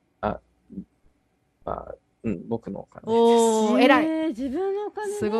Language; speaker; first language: Japanese; early bilingual, heritage; English